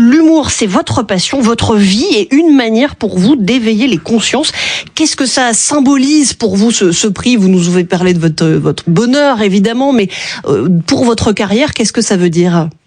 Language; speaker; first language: French; native; French